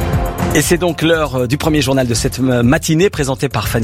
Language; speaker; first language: French; native; French